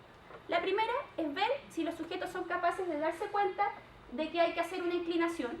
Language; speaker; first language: Spanish; native; Spanish